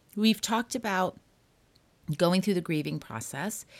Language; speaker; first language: English; native; English